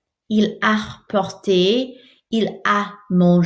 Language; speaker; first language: French; non-native, fluent; English